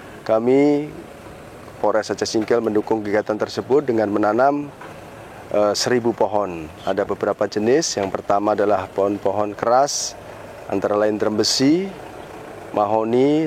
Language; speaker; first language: Indonesian; native; Indonesian